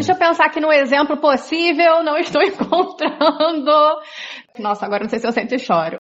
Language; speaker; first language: Portuguese; native; Portuguese